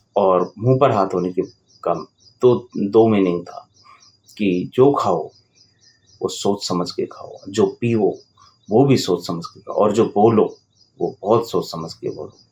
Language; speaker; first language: Hindi; native; Hindi